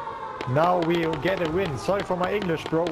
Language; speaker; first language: English; non-native, learner; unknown